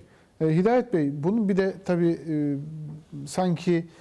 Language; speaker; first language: Turkish; native; Turkish